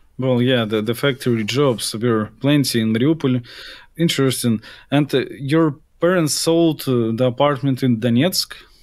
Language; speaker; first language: English; non-native, fluent; Russian